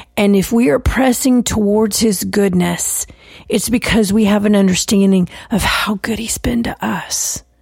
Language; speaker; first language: English; native; English